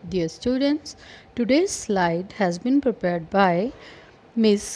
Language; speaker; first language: English; non-native, local second language; Punjabi